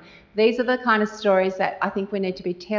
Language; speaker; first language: English; native; English